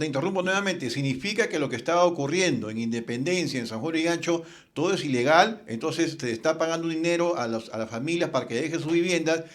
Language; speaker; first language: Spanish; native; Spanish